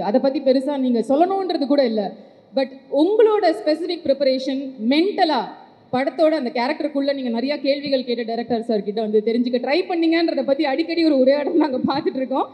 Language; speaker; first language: Tamil; native; Tamil